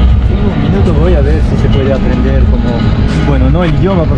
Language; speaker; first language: Spanish; non-native, learner; Turkish